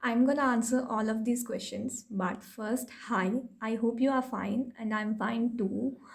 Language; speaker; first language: English; non-native, local second language; Hindi